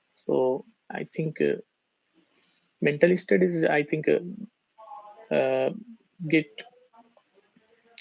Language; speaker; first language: English; non-native, learner; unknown